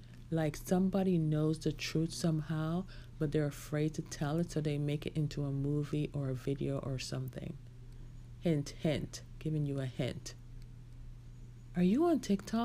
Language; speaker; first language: English; native; English